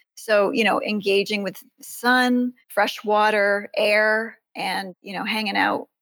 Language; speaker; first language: English; native; English